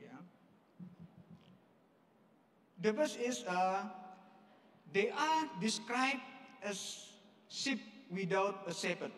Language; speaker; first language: English; non-native, learner; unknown